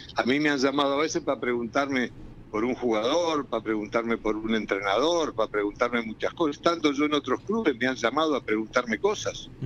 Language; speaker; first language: Spanish; native; Spanish